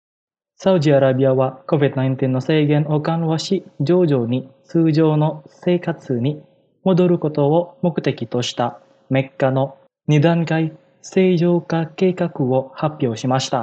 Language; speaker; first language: Japanese; non-native, fluent; Indonesian